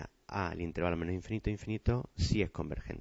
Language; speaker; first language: Spanish; native; Spanish